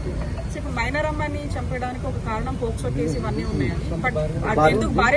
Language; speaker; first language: Telugu; native; Telugu